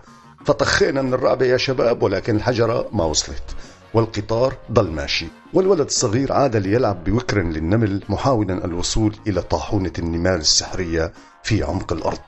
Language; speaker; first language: Arabic; native; Arabic